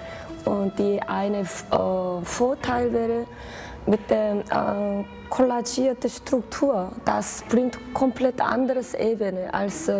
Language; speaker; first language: German; non-native, fluent; Korean